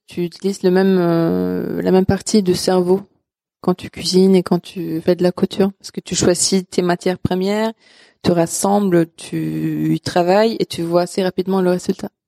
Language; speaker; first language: French; non-native, fluent; Swedish